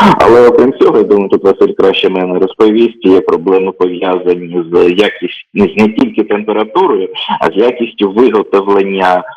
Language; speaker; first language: Ukrainian; native; Ukrainian